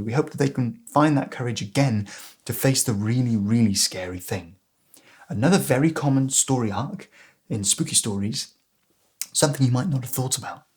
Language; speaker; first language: English; native; English